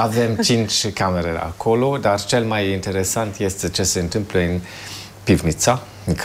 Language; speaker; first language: Romanian; non-native, fluent; German